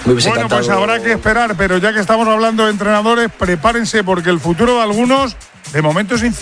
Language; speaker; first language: Spanish; native; Spanish